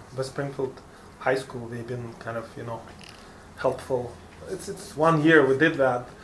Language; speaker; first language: English; non-native, fluent; Lithuanian